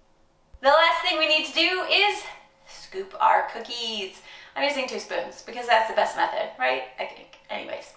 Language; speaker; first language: English; native; English